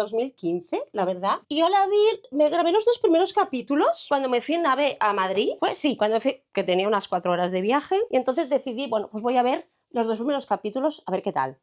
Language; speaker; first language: Spanish; native; Spanish